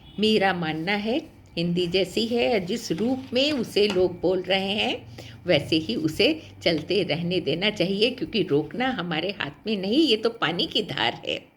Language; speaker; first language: Hindi; native; Hindi